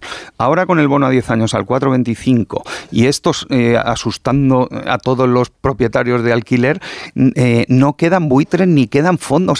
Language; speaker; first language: Spanish; native; Spanish